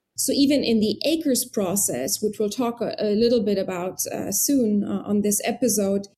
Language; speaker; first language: English; non-native, fluent; German